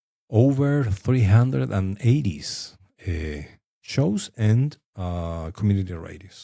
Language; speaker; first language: English; non-native, fluent; Spanish